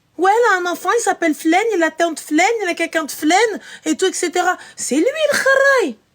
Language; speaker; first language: French; early bilingual, other home language; Arabic